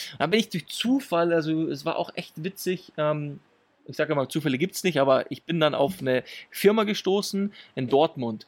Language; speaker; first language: German; early bilingual, other home language; Italian